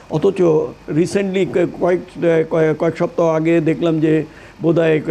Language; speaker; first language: Bangla; native; Bangla